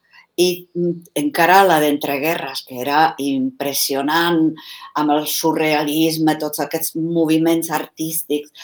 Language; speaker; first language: Catalan; non-native, fluent; Czech